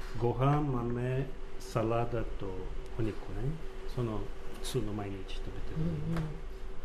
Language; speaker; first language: Japanese; non-native, learner; Portuguese